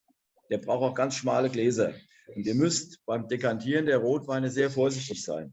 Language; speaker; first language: German; native; German